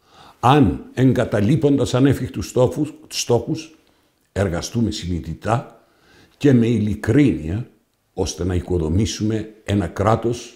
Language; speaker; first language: Greek; native; Greek